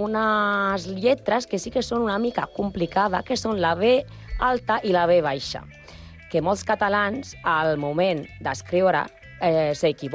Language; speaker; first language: Catalan; non-native, learner; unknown